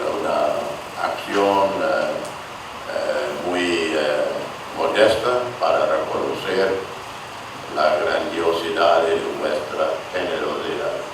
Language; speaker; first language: Spanish; non-native, fluent; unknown